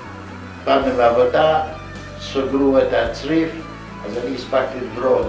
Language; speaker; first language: Hebrew; non-native, fluent; Yiddish